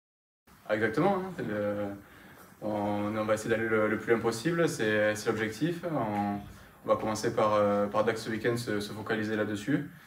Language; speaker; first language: French; native; French